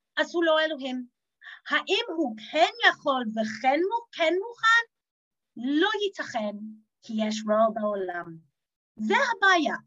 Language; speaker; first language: Hebrew; non-native, fluent; English